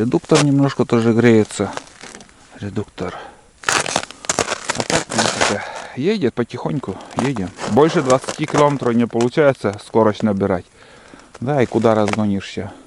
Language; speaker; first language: Russian; native; Russian